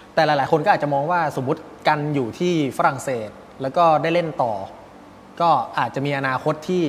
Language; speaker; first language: Thai; native; Thai